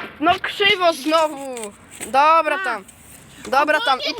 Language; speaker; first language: Polish; native; Polish